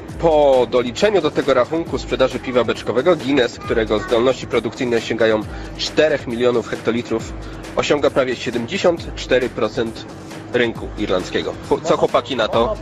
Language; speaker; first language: Polish; native; Polish